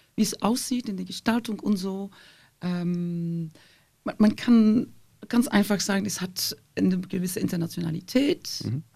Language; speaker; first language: German; non-native, fluent; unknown